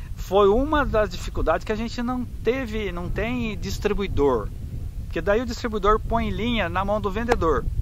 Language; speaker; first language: Portuguese; native; Portuguese